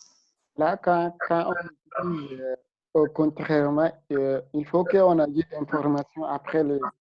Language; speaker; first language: French; non-native, learner; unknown